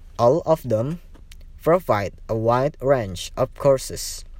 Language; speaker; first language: English; non-native, learner; Indonesian